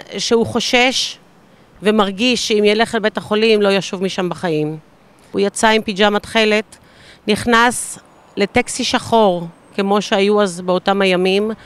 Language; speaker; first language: Hebrew; native; Hebrew